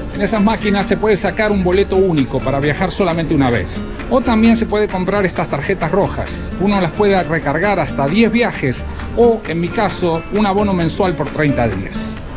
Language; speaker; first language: Spanish; native; Spanish